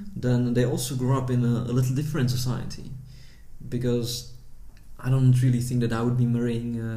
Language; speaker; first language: English; early bilingual, heritage; Czech